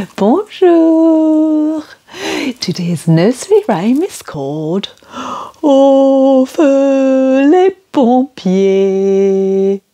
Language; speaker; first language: English; non-native, fluent; French